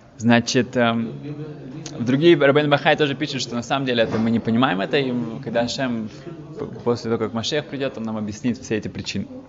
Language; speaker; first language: Russian; early bilingual, heritage; Russian